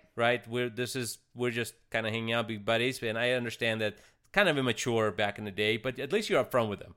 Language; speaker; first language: English; early bilingual, other home language; Russian